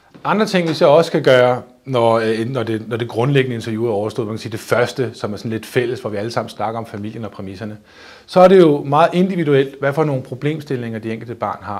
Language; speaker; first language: Danish; native; Danish